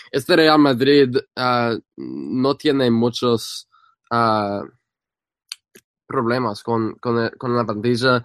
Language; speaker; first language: Spanish; non-native, fluent; English